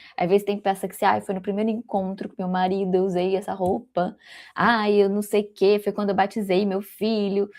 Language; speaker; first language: Portuguese; native; Portuguese